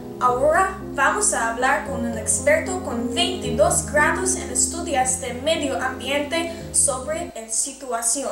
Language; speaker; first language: Spanish; non-native, learner; English